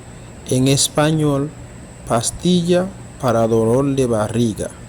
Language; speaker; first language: Spanish; non-native, fluent; Haitian Creole